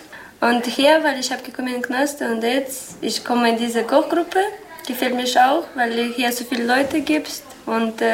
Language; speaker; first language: German; non-native, learner; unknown